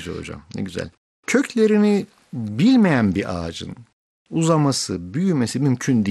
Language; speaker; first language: Turkish; native; Turkish